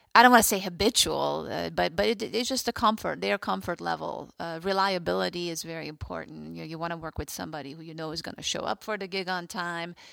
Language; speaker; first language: English; non-native, fluent; Hungarian